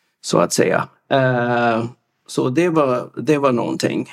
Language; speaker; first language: Swedish; non-native, fluent; English